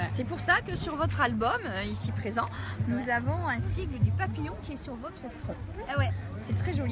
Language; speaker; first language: French; native; French